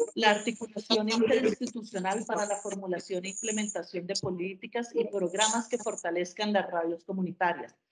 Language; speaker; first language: Spanish; native; Spanish